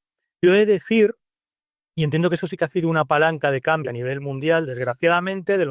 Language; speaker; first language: Spanish; native; Spanish